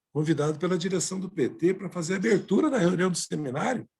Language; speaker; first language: Portuguese; native; Portuguese